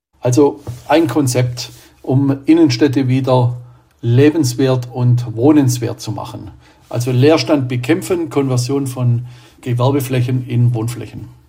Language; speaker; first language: German; native; German